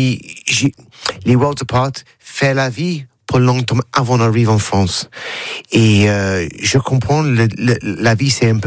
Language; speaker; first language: French; non-native, learner; English